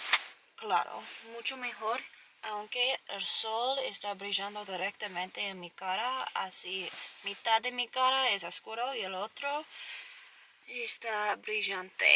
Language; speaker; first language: Spanish; non-native, learner; English